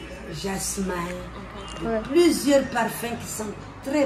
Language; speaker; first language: French; non-native, local second language; Comorian